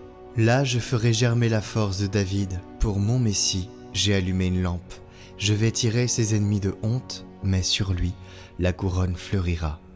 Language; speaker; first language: French; native; French